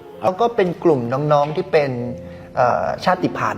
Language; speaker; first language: Thai; native; Thai